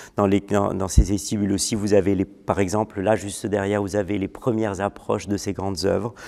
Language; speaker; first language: French; non-native, local second language; Malagasy